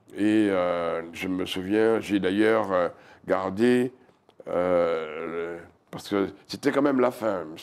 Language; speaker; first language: French; native; French